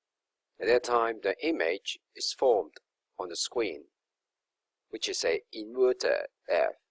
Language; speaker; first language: English; non-native, local second language; Cantonese